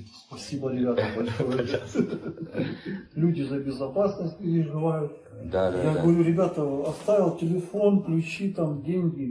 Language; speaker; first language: Russian; native; Russian